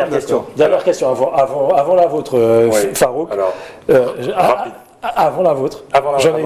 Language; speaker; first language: French; native; French